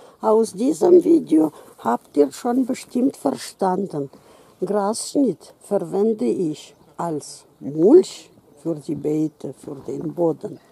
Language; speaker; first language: German; non-native, fluent; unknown